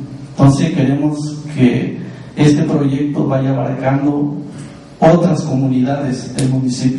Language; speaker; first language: Spanish; native; Spanish